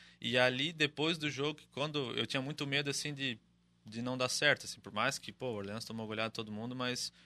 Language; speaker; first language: Portuguese; native; Portuguese